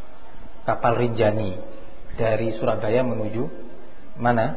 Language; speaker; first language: Indonesian; native; Indonesian